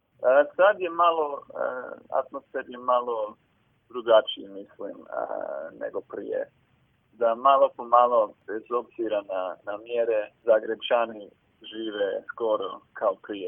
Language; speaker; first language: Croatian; early bilingual, heritage; English